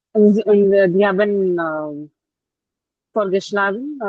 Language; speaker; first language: German; non-native, learner; Hindi